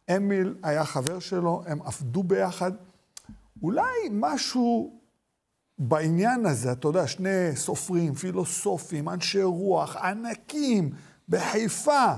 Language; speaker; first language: Hebrew; native; Hebrew